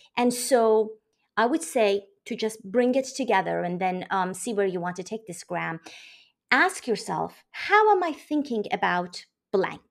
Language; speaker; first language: English; non-native, fluent; Persian